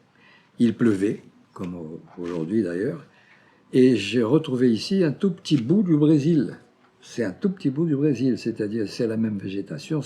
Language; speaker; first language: French; non-native, fluent; Portuguese